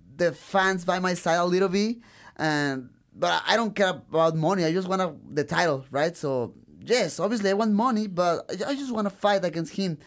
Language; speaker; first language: English; non-native, learner; Spanish